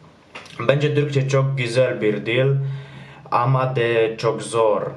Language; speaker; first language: Turkish; non-native, learner; Polish